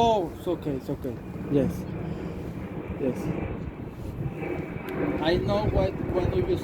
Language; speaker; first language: English; non-native, learner; Spanish